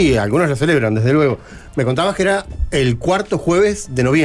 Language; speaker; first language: Spanish; native; Spanish